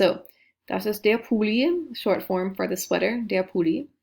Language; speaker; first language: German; non-native, fluent; English